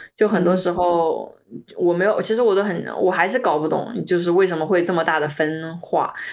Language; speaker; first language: Chinese; native; Chinese